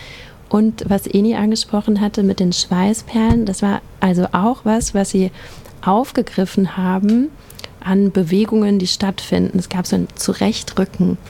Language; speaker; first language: German; native; German